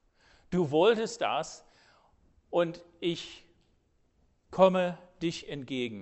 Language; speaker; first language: German; non-native, fluent; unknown